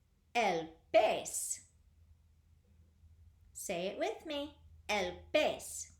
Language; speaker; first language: Spanish; non-native, fluent; English